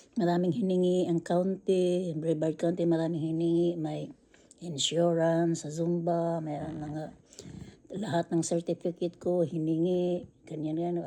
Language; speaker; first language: Filipino; non-native, local second language; Cebuano